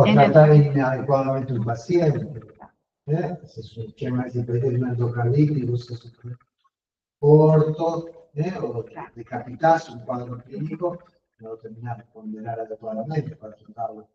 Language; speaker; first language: Spanish; native; Spanish